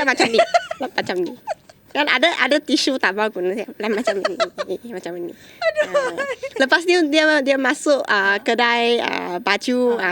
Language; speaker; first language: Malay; non-native, local second language; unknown